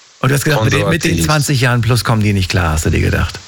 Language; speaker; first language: German; native; German